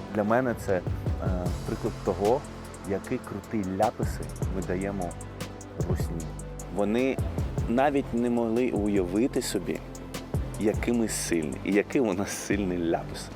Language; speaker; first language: Ukrainian; early bilingual, heritage; Arabic